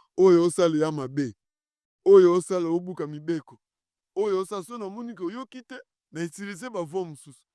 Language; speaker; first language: Lingala; non-native, local second language; Kongo